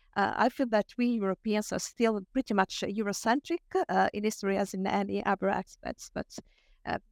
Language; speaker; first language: English; non-native, fluent; Italian